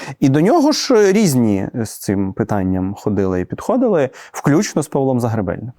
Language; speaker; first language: Ukrainian; native; Ukrainian